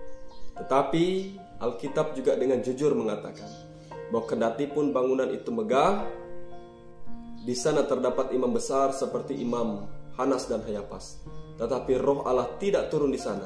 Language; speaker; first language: Indonesian; native; Indonesian